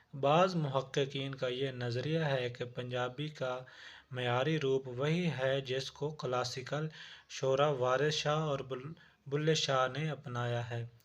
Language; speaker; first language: Urdu; non-native, local second language; Punjabi